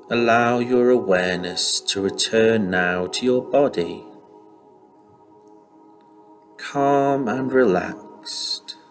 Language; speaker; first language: English; native; English